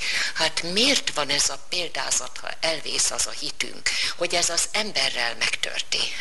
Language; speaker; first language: Hungarian; native; Hungarian